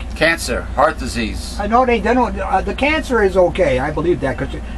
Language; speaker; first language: English; native; English